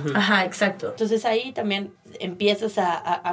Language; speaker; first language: Spanish; native; Spanish